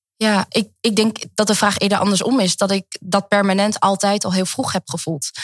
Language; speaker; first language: Dutch; early bilingual, other home language; Vietnamese